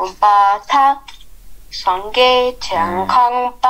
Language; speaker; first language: Chinese; non-native, learner; English